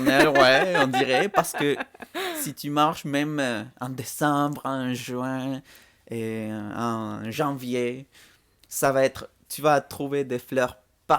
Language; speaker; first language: French; non-native, fluent; Spanish